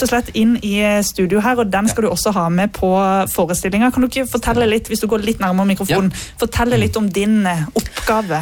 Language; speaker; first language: Norwegian; native; Norwegian